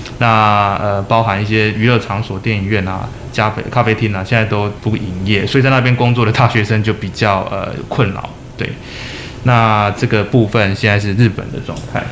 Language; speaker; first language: Chinese; native; Chinese